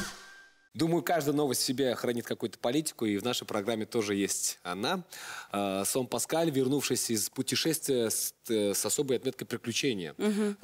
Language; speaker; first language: Russian; native; Russian